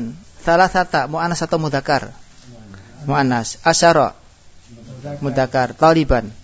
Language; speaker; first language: Arabic; non-native, fluent; Indonesian